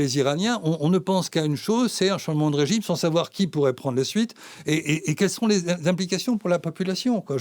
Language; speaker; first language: French; native; French